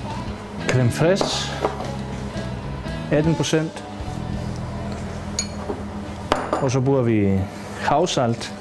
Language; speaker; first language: Danish; non-native, fluent; Greek